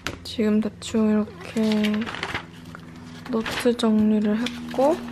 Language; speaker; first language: Korean; early bilingual, heritage; Korean